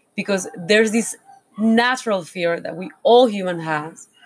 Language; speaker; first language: English; non-native, fluent; Spanish